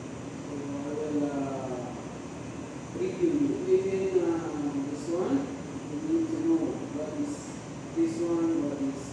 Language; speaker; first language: English; non-native, local second language; Filipino